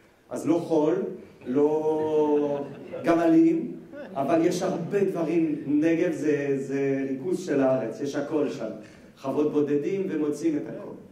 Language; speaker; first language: Hebrew; non-native, fluent; French